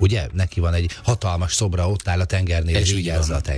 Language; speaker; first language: Hungarian; native; Hungarian